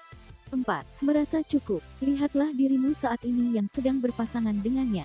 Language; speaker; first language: Indonesian; native; Indonesian